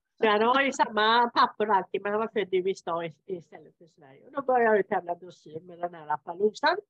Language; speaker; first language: Swedish; native; Swedish